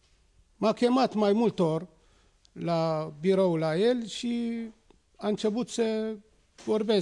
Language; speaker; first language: Romanian; non-native, fluent; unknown